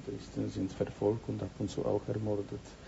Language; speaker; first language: German; non-native, fluent; Polish